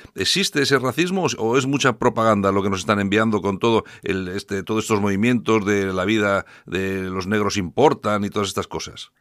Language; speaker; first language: Spanish; native; Spanish